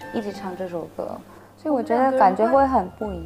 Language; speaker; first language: Chinese; non-native, fluent; Malay